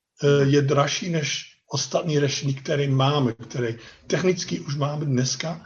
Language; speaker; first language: Czech; non-native, fluent; Dutch